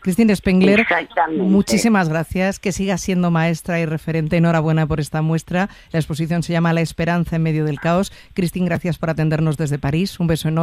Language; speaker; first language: Spanish; native; Spanish